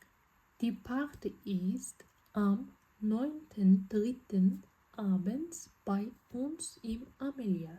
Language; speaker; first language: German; non-native, fluent; Azerbaijani